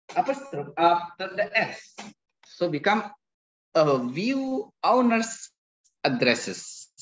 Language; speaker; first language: English; non-native, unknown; Indonesian